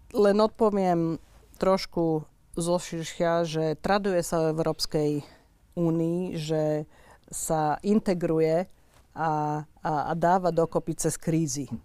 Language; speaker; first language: Slovak; native; Slovak